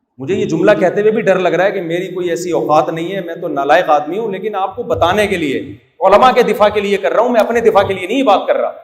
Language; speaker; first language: Urdu; native; Urdu